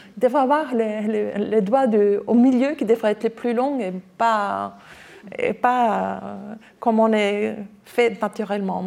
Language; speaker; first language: French; non-native, fluent; German